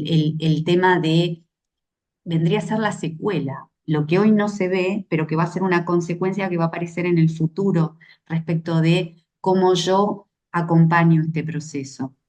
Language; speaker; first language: Spanish; native; Spanish